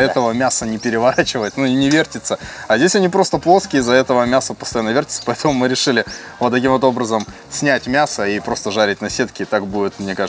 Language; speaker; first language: Russian; native; Russian